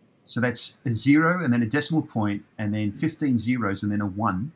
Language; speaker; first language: English; native; English